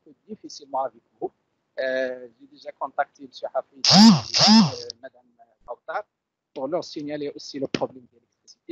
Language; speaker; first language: French; non-native, local second language; Arabic